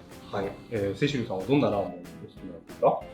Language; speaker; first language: Japanese; native; Japanese